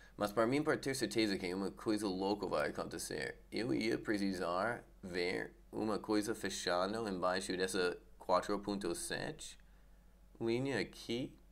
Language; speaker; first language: Portuguese; non-native, learner; English